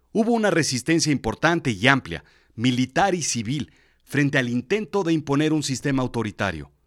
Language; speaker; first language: Spanish; native; Spanish